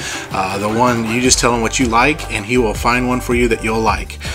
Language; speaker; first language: English; native; English